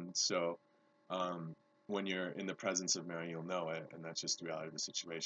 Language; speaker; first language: English; native; English